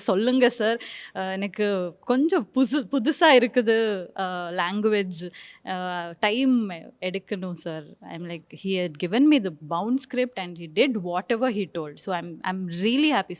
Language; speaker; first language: Tamil; non-native, learner; Kannada